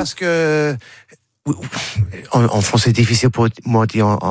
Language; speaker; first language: French; non-native, learner; English